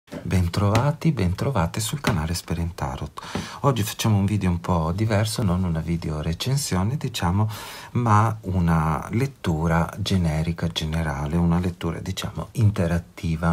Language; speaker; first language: Italian; native; Italian